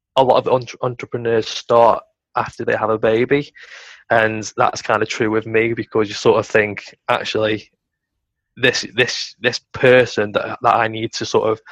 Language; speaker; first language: English; native; English